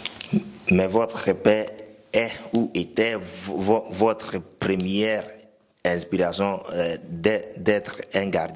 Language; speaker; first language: French; non-native, fluent; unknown